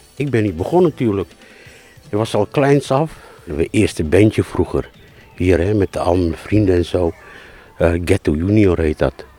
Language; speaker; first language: Dutch; early bilingual, other home language; Malay